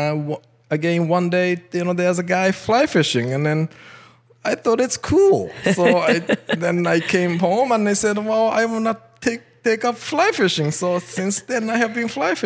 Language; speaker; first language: English; non-native, fluent; Japanese